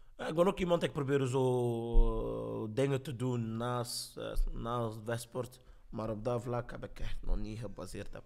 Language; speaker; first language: Dutch; early bilingual, other home language; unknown